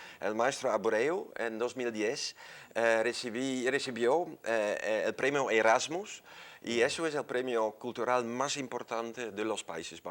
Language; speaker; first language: Spanish; non-native, fluent; Dutch